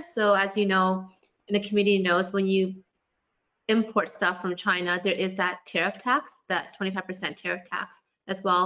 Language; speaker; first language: English; native; English